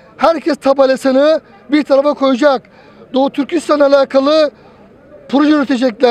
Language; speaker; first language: Turkish; native; Turkish